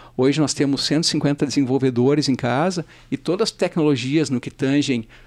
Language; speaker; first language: Portuguese; native; Portuguese